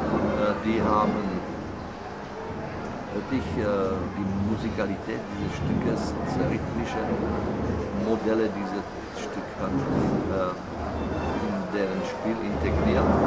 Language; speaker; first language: German; non-native, fluent; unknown